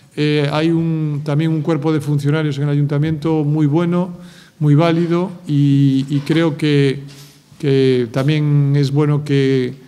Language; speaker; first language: Spanish; native; Spanish